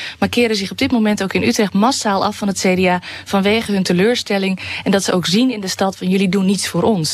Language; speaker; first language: Dutch; native; Dutch